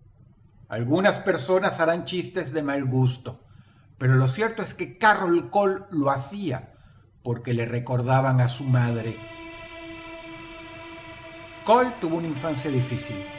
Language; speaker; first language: Spanish; native; Spanish